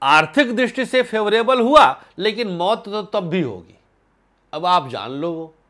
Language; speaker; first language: Hindi; native; Hindi